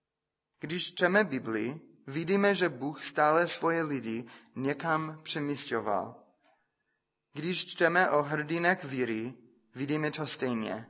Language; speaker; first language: Czech; non-native, fluent; English